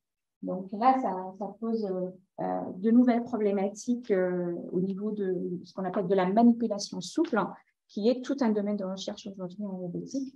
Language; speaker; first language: French; native; French